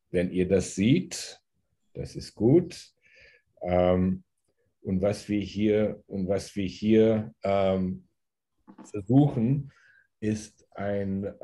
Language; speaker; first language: German; early bilingual, heritage; German